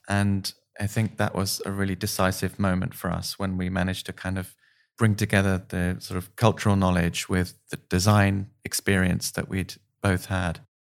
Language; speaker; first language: English; native; English